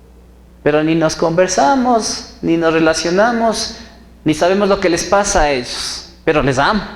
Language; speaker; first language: Spanish; native; Spanish